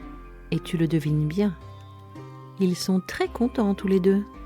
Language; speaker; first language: French; native; French